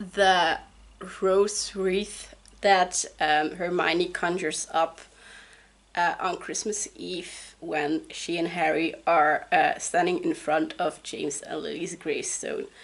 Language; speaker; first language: English; non-native, fluent; Dutch